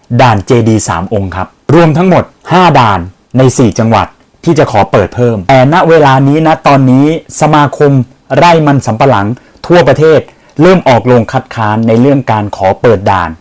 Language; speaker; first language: Thai; native; Thai